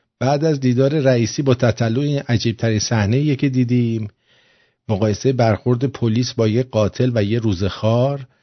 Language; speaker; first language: Persian; native; Persian